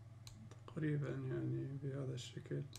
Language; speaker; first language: Arabic; native; Arabic